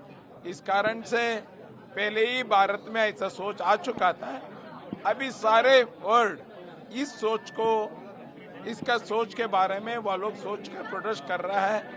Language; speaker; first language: Hindi; non-native, local second language; Kannada